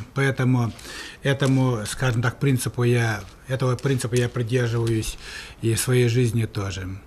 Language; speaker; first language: Russian; native; Russian